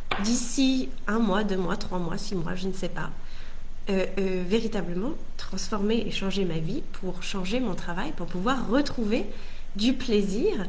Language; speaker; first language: French; native; French